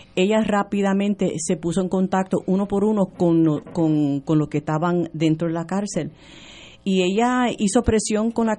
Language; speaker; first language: Spanish; early bilingual, heritage; Spanish